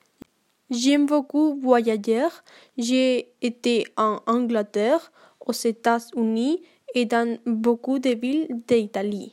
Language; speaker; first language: French; non-native, learner; Spanish